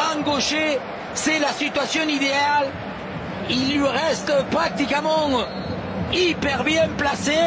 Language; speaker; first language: French; native; French